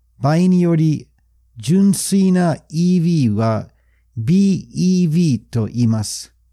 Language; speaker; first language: Japanese; non-native, fluent; English